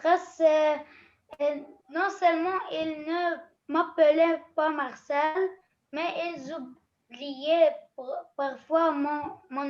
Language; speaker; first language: French; non-native, learner; Arabic